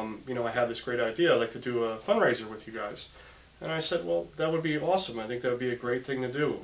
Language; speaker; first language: English; native; English